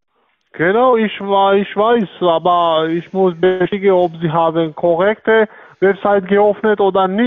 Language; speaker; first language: German; non-native, learner; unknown